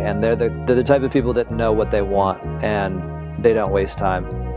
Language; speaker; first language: English; native; English